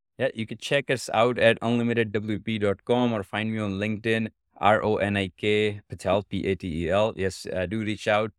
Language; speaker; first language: English; non-native, local second language; Gujarati